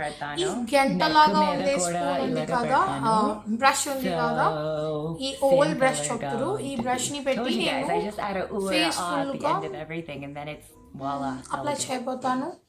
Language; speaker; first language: Telugu; native; Telugu